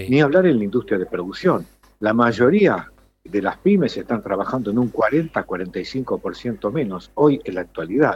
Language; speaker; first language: Spanish; native; Spanish